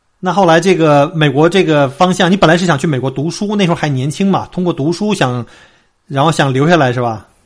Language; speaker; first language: Chinese; native; Chinese